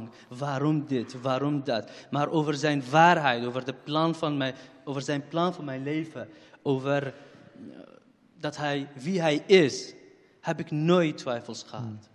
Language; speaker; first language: Dutch; non-native, fluent; Kurdish